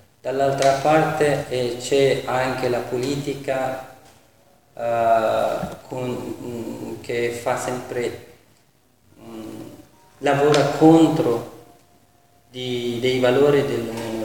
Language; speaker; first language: Italian; non-native, fluent; Persian